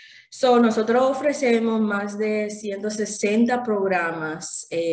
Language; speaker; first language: Spanish; early bilingual, heritage; Spanish